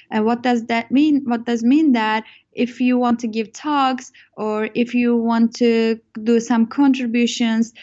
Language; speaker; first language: English; non-native, fluent; Turkish